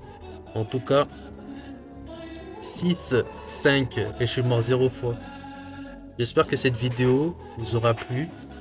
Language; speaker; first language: French; native; French